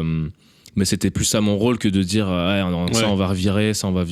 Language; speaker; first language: French; native; French